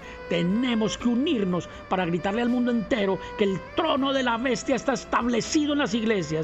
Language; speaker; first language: Spanish; native; Spanish